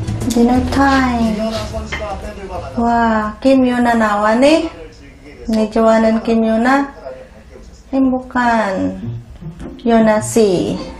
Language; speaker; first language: Korean; non-native, learner; Filipino